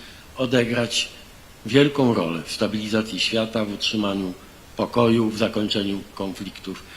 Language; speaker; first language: Polish; native; Polish